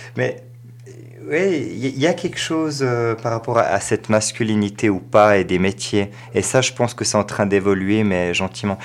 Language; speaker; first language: French; native; French